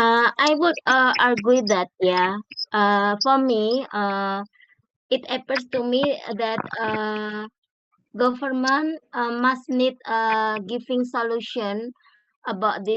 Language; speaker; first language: English; non-native, learner; Indonesian